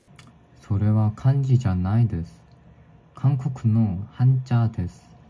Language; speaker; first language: Japanese; non-native, learner; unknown